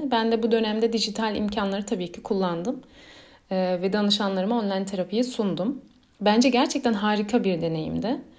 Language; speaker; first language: Turkish; early bilingual, heritage; Turkish